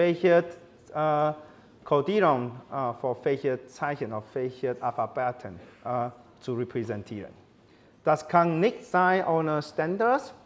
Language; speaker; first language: German; non-native, learner; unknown